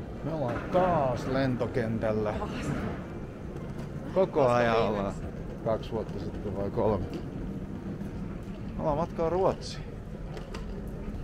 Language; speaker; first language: Finnish; native; Finnish